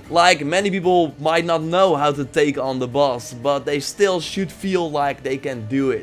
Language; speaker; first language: English; non-native, fluent; Dutch